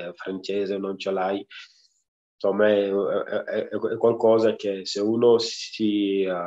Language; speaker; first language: Italian; non-native, fluent; Wolof